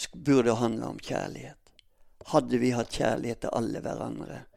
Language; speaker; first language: Norwegian; native; Norwegian